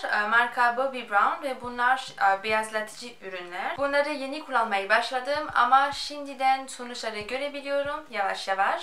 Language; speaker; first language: Turkish; non-native, fluent; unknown